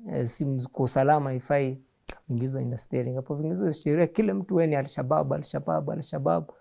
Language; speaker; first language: Swahili; native; Swahili